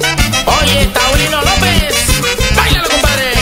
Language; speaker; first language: Spanish; native; Spanish